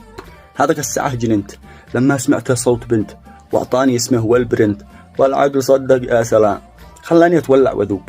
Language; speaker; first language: Arabic; native; Arabic